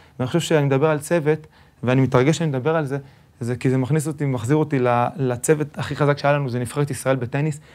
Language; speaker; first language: Hebrew; early bilingual, other home language; Spanish